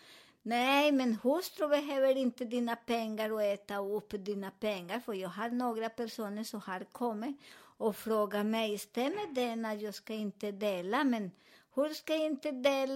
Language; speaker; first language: Swedish; non-native, learner; Spanish